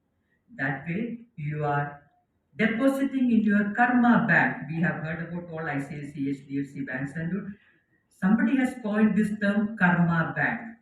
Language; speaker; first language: English; non-native, local second language; Malayalam